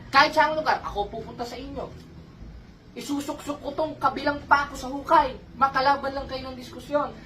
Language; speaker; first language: Filipino; native; Filipino